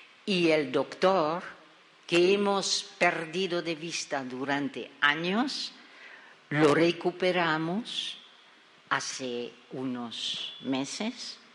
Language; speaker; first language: Spanish; non-native, fluent; French